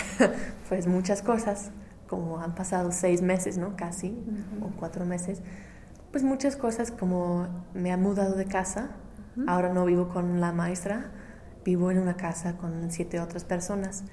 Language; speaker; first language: Spanish; non-native, fluent; English